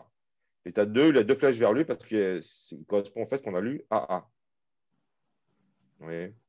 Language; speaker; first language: French; native; French